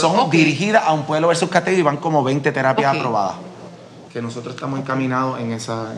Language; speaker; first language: Spanish; native; Spanish